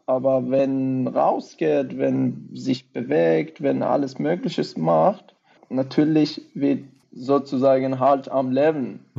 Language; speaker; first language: German; non-native, fluent; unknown